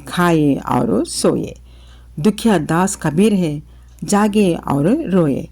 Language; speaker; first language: Hindi; non-native, local second language; Telugu